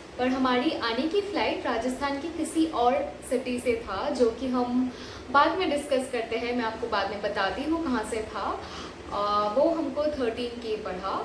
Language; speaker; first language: Hindi; non-native, local second language; Bangla